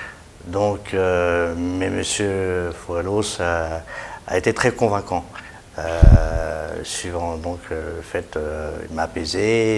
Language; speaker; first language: French; native; French